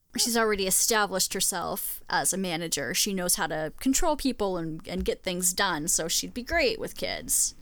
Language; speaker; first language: English; native; English